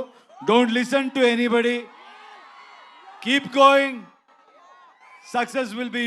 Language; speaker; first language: Telugu; non-native, learner; Kannada